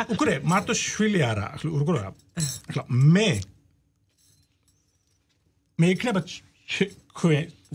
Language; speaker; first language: Georgian; non-native, learner; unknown